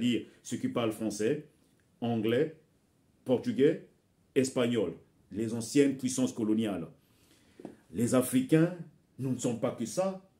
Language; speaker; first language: French; non-native, local second language; Bembe